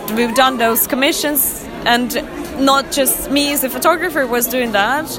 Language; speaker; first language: English; non-native, fluent; Russian